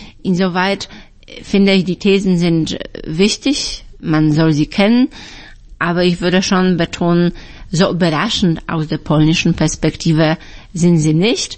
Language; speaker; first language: German; non-native, fluent; Polish